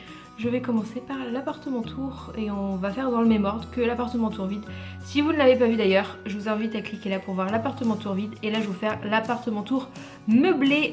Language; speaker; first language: French; native; French